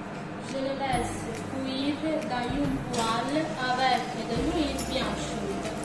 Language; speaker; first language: French; non-native, learner; Italian